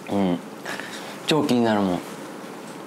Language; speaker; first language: Japanese; native; Japanese